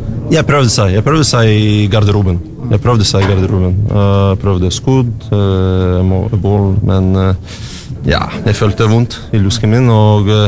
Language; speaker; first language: Norwegian; non-native, learner; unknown